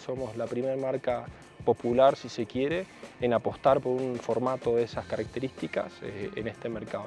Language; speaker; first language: Spanish; native; Spanish